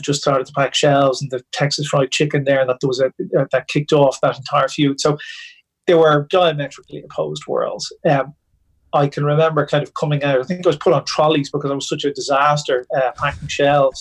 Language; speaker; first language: English; native; English